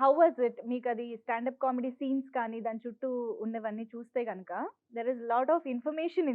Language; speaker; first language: Telugu; native; Telugu